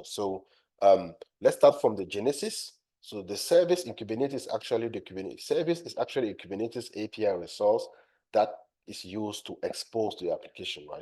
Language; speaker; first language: English; non-native, fluent; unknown